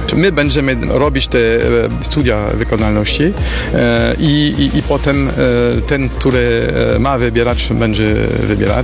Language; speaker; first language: Polish; non-native, fluent; French